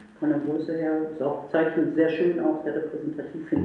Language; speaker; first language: German; native; German